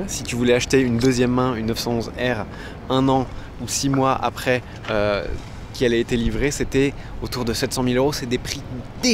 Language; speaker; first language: French; native; French